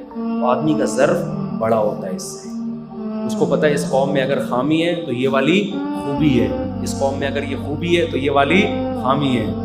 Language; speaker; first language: Urdu; native; Urdu